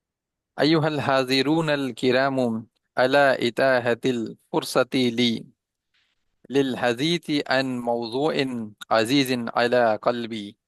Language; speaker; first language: Arabic; non-native, learner; Urdu